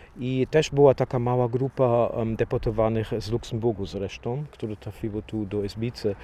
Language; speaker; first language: Polish; non-native, fluent; German